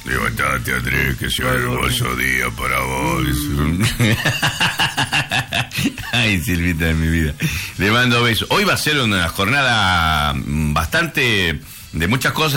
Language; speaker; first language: Spanish; native; Spanish